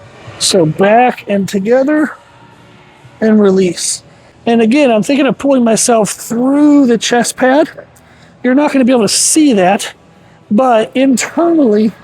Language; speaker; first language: English; native; English